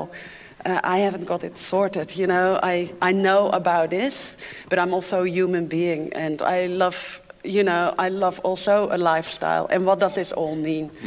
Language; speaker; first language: English; non-native, fluent; Dutch